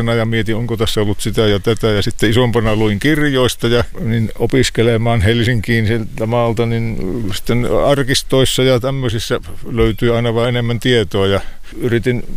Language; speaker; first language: Finnish; native; Finnish